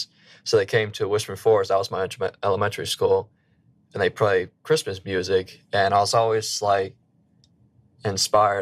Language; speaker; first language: English; native; English